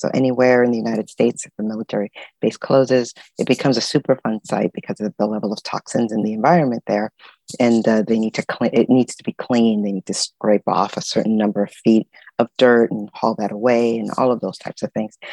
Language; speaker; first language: English; early bilingual, other home language; Spanish